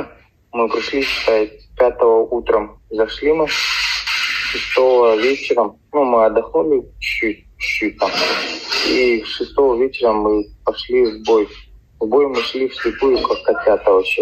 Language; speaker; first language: Russian; native; Russian